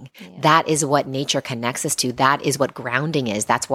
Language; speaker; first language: English; native; English